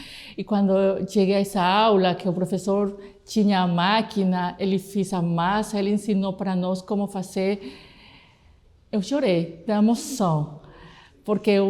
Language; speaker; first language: Portuguese; non-native, fluent; Spanish